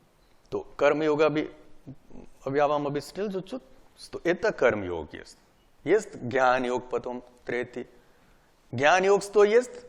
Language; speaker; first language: Russian; non-native, learner; Hindi